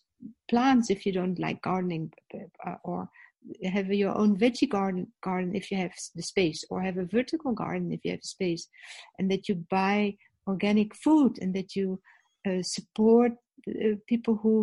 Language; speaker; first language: English; non-native, fluent; Dutch